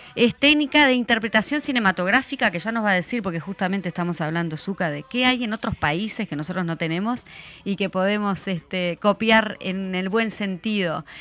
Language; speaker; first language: Spanish; native; Spanish